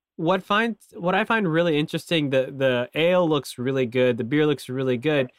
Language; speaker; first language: English; non-native, fluent; Japanese